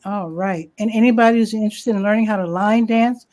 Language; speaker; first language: English; native; English